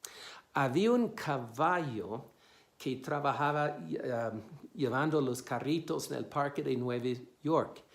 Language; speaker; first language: Spanish; non-native, fluent; English